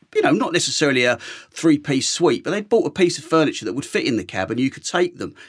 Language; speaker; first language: English; native; English